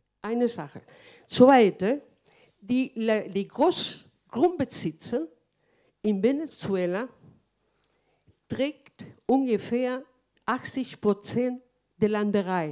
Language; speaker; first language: German; non-native, fluent; Spanish